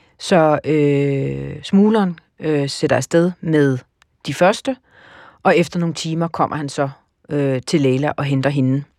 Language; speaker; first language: Danish; native; Danish